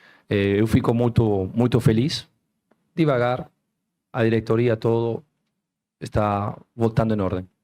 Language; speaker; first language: Portuguese; non-native, fluent; Spanish